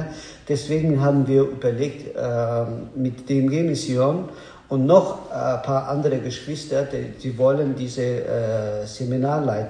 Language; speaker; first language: German; non-native, learner; Azerbaijani